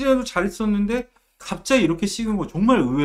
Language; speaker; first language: Korean; native; Korean